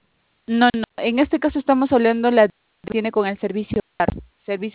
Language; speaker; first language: Spanish; native; Spanish